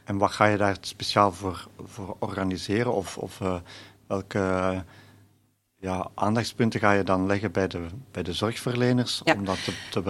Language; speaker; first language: Dutch; native; Dutch